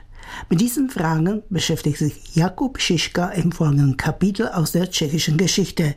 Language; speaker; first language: German; native; German